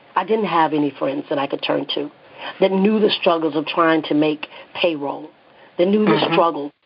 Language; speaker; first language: English; native; English